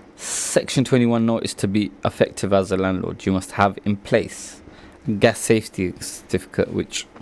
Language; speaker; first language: English; early bilingual, other home language; Punjabi